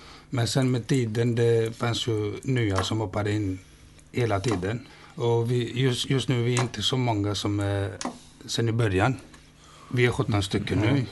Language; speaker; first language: Swedish; non-native, fluent; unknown